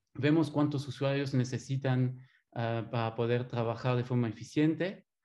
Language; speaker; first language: Spanish; non-native, fluent; French